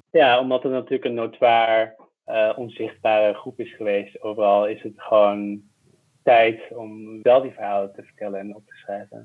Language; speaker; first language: Dutch; early bilingual, other home language; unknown